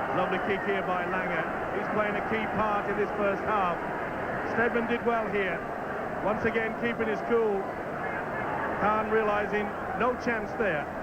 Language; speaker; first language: English; native; English